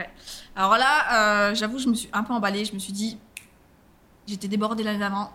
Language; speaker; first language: French; native; French